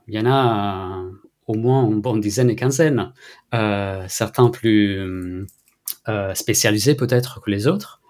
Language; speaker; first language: French; non-native, fluent; Italian